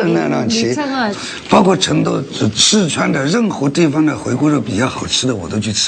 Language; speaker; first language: Chinese; native; Chinese